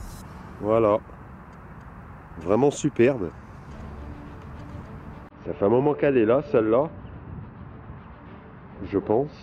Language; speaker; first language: French; native; French